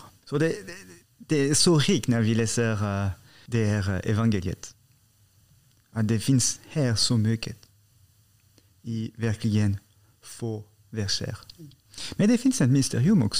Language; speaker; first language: Swedish; non-native, fluent; French